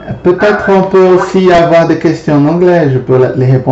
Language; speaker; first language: French; non-native, fluent; Portuguese